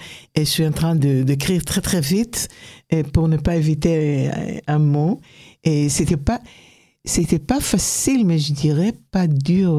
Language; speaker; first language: French; non-native, fluent; Hebrew